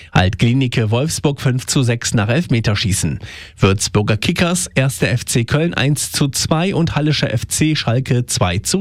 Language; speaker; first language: German; native; German